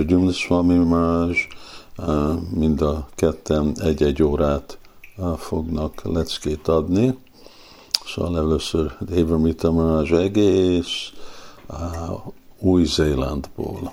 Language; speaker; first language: Hungarian; early bilingual, heritage; Hungarian